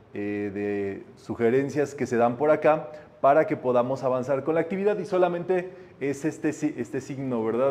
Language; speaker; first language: Spanish; native; Spanish